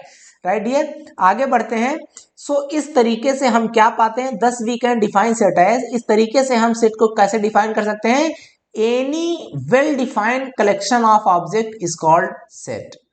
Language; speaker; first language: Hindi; native; Hindi